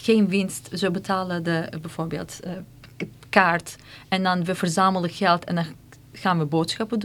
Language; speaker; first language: Dutch; non-native, fluent; Turkish